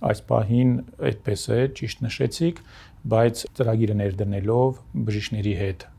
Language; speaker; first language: Armenian; native; Armenian